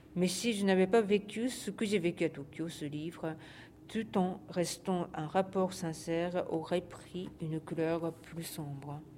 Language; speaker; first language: French; non-native, fluent; Japanese